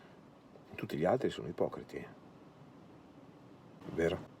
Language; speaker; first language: Italian; native; Italian